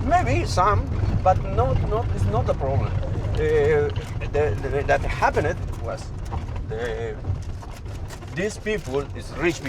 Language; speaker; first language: English; non-native, fluent; Spanish